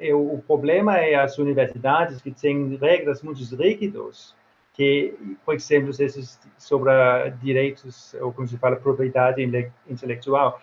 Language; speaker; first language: Portuguese; non-native, fluent; Swedish